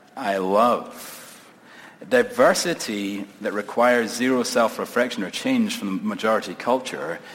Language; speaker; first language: English; native; English